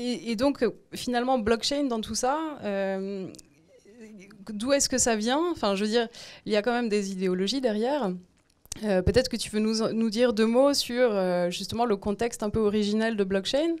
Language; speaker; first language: French; native; French